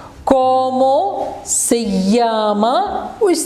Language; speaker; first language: Spanish; non-native, fluent; Malayalam